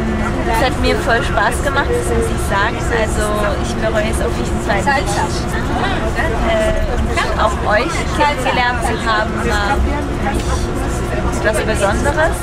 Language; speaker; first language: German; native; German